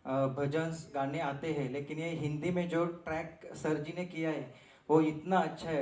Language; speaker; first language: Hindi; non-native, local second language; Marathi